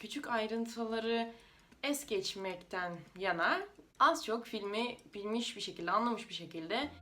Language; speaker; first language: Turkish; non-native, fluent; Russian